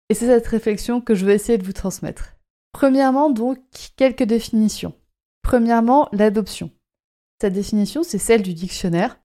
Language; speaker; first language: French; native; French